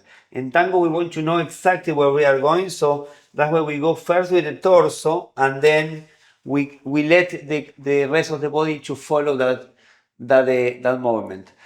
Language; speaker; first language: English; non-native, fluent; Spanish